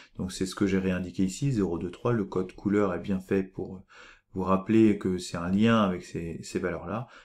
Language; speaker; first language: French; native; French